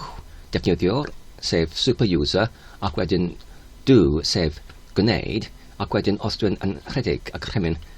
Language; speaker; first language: Welsh; non-native, learner; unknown